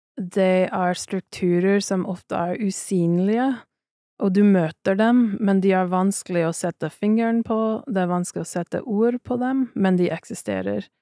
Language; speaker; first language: Norwegian; non-native, fluent; English